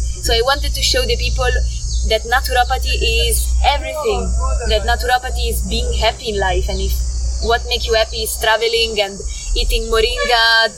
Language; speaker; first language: English; non-native, fluent; Italian